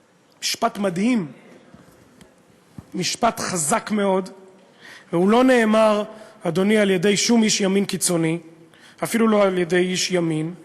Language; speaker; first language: Hebrew; native; Hebrew